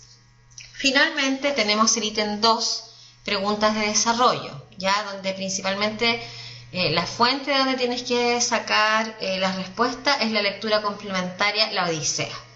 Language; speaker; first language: Spanish; native; Spanish